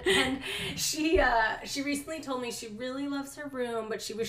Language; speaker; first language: English; native; English